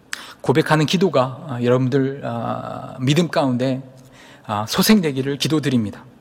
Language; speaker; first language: Korean; native; Korean